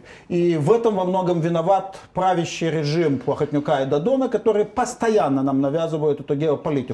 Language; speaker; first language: Russian; native; Russian